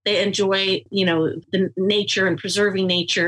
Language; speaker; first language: English; native; English